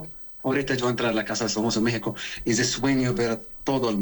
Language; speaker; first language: Spanish; non-native, learner; Arabic